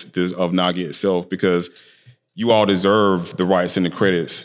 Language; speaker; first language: English; native; English